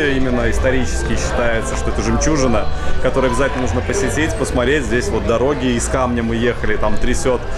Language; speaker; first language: Russian; native; Russian